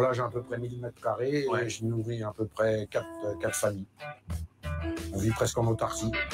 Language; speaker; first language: French; native; French